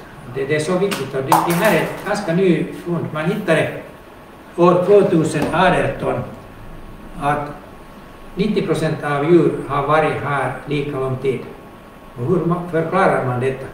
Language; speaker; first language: Swedish; non-native, local second language; Finnish